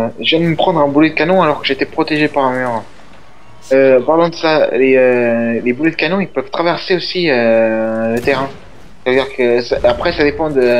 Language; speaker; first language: French; native; French